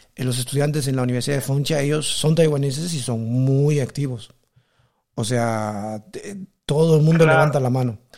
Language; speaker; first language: Spanish; native; Spanish